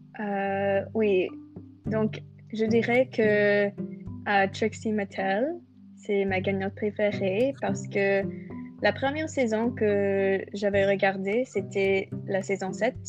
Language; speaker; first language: French; non-native, fluent; English